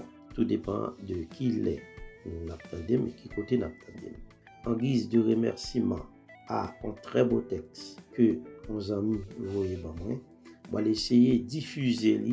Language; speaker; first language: French; non-native, local second language; Haitian Creole